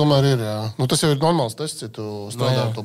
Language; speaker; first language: Latvian; native; Latvian